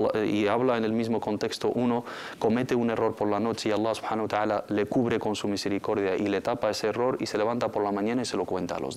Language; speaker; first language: Spanish; native; Spanish